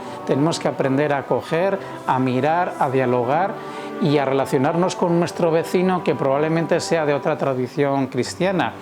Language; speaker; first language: Spanish; native; Spanish